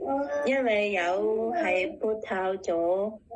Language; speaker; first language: Chinese; non-native, learner; Indonesian